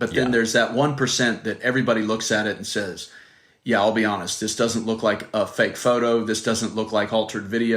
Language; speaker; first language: English; native; English